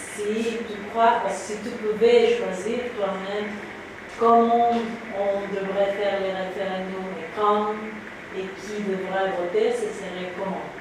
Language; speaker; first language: French; non-native, fluent; Spanish